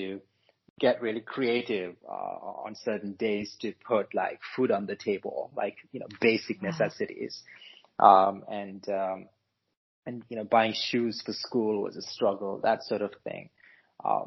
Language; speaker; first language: English; non-native, local second language; Sinhala